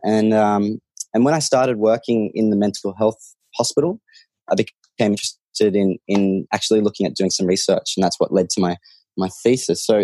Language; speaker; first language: English; native; English